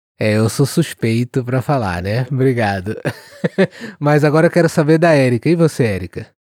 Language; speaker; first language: Portuguese; native; Portuguese